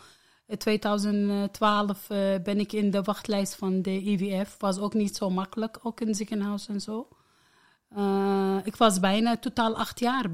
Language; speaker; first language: Dutch; non-native, learner; Arabic